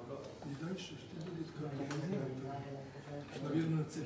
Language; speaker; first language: Russian; non-native, learner; Serbian